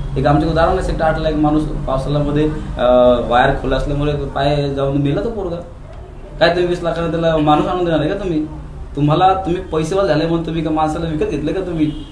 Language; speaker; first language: Marathi; non-native, local second language; Hindi